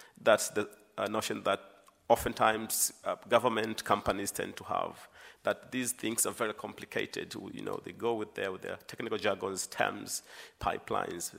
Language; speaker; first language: English; non-native, local second language; Swahili